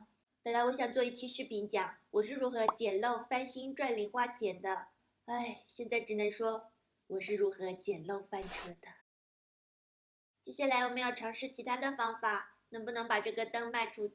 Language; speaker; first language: Chinese; native; Chinese